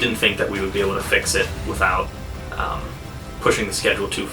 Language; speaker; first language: English; native; English